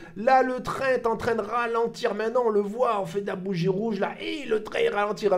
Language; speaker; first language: French; native; French